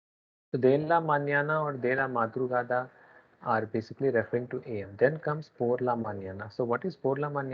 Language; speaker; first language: Spanish; non-native, learner; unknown